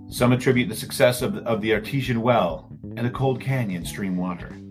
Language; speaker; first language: English; native; English